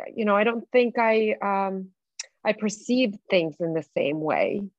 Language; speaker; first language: English; non-native, fluent; Russian